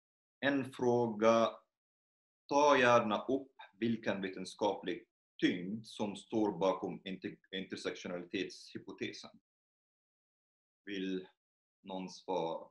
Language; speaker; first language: Swedish; non-native, fluent; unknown